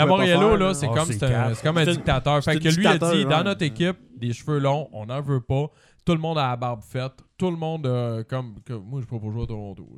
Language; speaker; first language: French; native; French